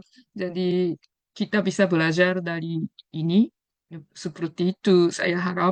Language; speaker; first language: Indonesian; non-native, fluent; Japanese